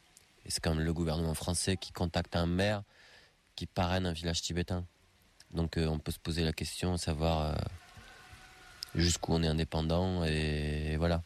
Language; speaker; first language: French; native; French